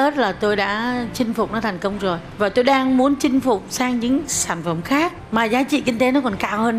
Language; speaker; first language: Vietnamese; native; Vietnamese